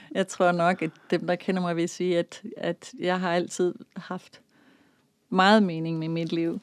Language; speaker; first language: Danish; native; Danish